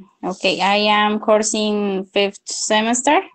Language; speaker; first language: English; non-native, learner; Spanish